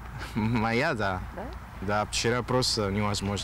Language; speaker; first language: Russian; non-native, learner; Spanish